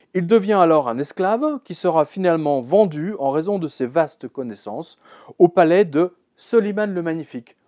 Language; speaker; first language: French; native; French